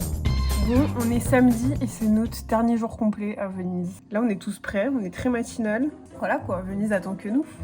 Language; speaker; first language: French; native; French